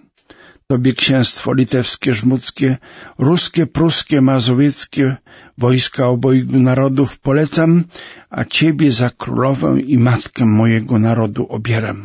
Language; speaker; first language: Polish; native; Polish